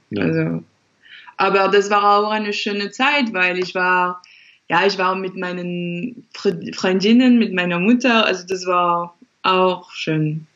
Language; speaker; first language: German; non-native, fluent; French